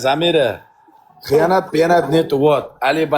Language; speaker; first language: Russian; non-native, learner; Uzbek